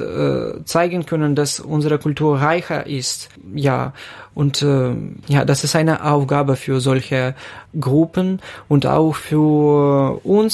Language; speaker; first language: German; non-native, fluent; Ukrainian